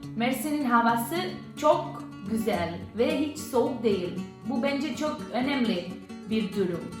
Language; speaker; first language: Turkish; non-native, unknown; Catalan